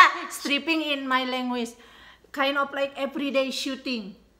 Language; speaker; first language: English; non-native, learner; Indonesian